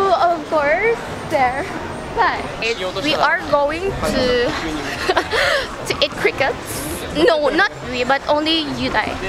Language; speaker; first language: English; non-native, fluent; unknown